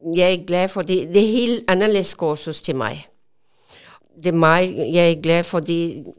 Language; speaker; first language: Danish; non-native, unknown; Urdu